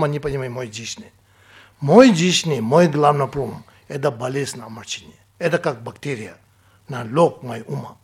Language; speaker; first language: Russian; non-native, fluent; Tibetan